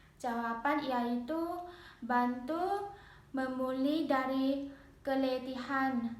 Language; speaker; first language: Malay; non-native, learner; Thai